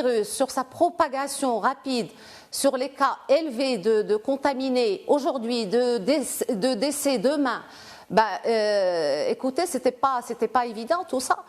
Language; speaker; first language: French; non-native, local second language; Arabic